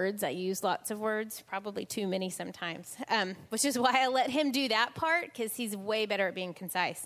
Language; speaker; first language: English; native; English